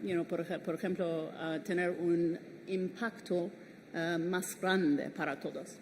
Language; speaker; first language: Spanish; non-native, fluent; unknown